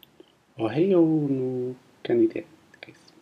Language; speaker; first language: Japanese; non-native, learner; English